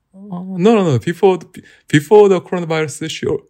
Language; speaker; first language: English; non-native, learner; Korean